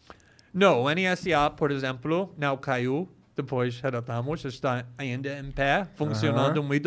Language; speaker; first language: Portuguese; non-native, fluent; English